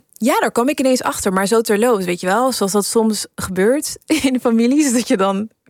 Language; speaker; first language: Dutch; early bilingual, other home language; English